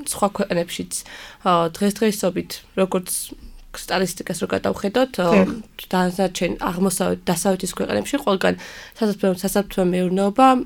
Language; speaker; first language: Georgian; native; Georgian